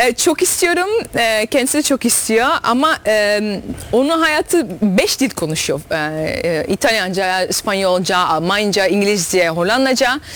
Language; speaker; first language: Turkish; early bilingual, heritage; Dutch